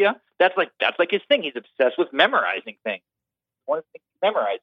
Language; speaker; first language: English; native; English